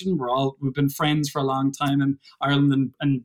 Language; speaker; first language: English; native; English